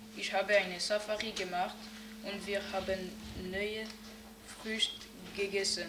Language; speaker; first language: German; non-native, learner; French